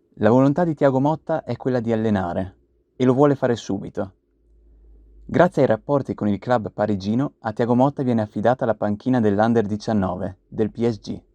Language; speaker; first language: Italian; native; Italian